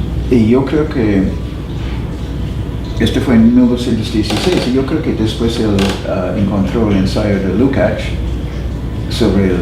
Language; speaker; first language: Spanish; non-native, fluent; English